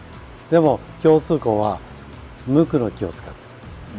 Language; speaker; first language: Japanese; native; Japanese